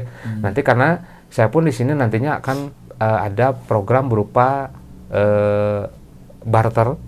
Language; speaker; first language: Indonesian; non-native, local second language; Sundanese